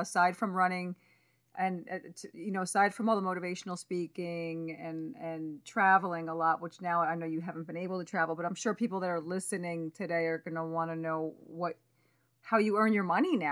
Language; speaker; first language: English; early bilingual, other home language; Spanish